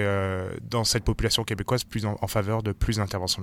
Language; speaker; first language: French; native; French